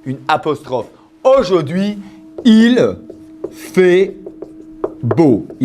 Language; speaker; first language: French; non-native, fluent; English